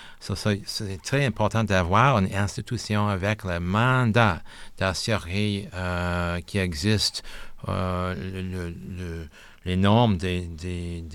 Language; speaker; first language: French; non-native, local second language; English